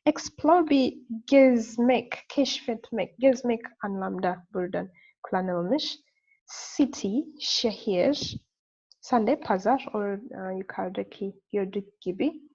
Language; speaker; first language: Turkish; non-native, fluent; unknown